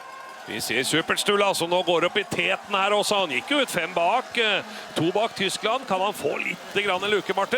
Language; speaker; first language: Norwegian; native; Norwegian